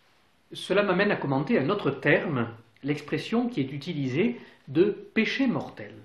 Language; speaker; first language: French; native; French